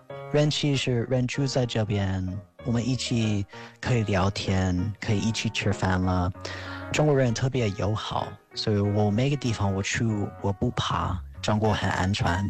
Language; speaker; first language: Chinese; non-native, fluent; English